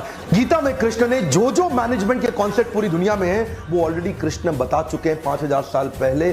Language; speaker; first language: Hindi; native; Hindi